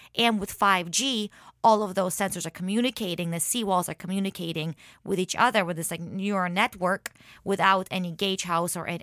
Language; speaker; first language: English; early bilingual, other home language; Hebrew